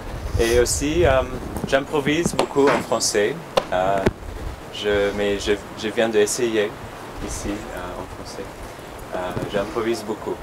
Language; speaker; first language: French; non-native, learner; English